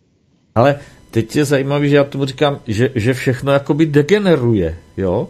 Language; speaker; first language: Czech; native; Czech